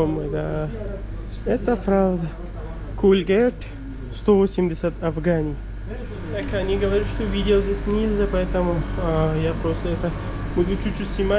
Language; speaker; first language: Russian; non-native, learner; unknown